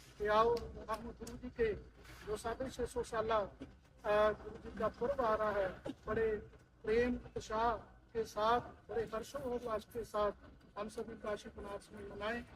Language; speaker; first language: Hindi; non-native, local second language; Punjabi